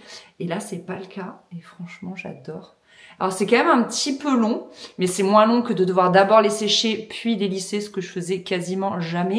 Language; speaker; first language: French; native; French